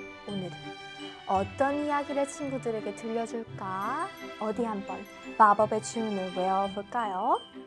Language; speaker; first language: Korean; native; Korean